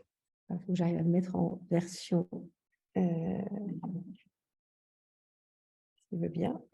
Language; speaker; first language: French; native; French